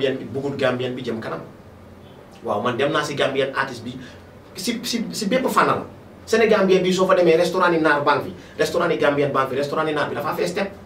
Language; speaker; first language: Wolof; native; Wolof